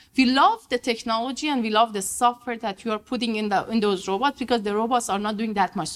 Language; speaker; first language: English; non-native, fluent; Persian